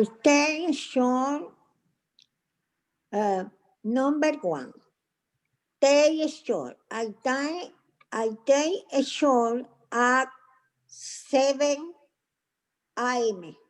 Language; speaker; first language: English; non-native, learner; Spanish